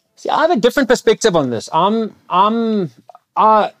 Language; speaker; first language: English; native; English